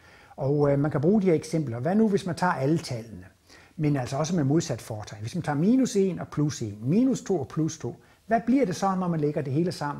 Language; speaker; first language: Danish; native; Danish